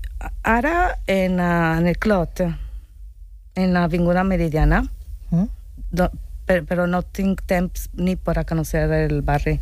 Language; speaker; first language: Catalan; non-native, learner; Italian